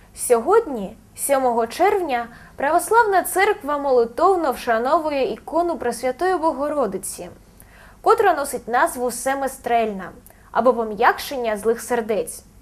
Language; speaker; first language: Ukrainian; native; Ukrainian